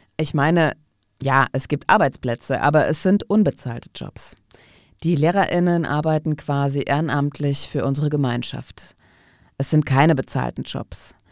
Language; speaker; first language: German; non-native, fluent; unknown